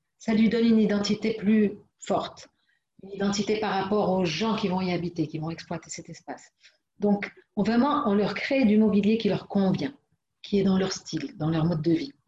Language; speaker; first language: French; non-native, local second language; Arabic